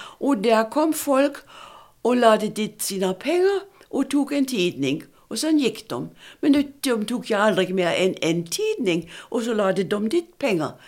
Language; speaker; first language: Swedish; non-native, fluent; German